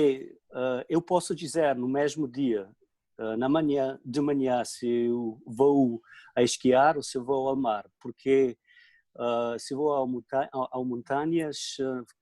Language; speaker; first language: Portuguese; non-native, fluent; Slovenian